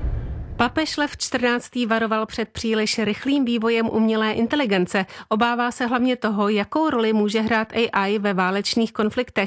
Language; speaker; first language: Czech; native; Czech